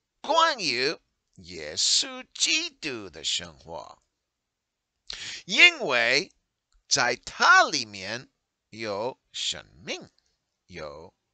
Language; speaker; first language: Chinese; non-native, learner; English